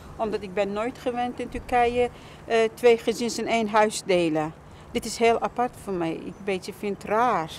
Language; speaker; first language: Dutch; non-native, learner; Turkish